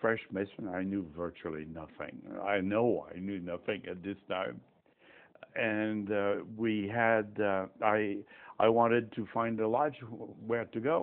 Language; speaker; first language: English; non-native, fluent; French